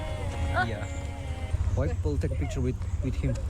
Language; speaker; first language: English; non-native, learner; Indonesian